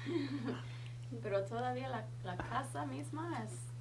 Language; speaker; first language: Spanish; non-native, fluent; English